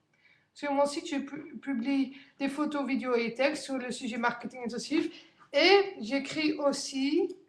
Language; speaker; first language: French; non-native, fluent; Dutch